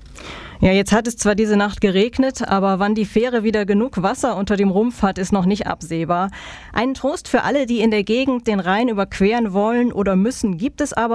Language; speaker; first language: German; native; German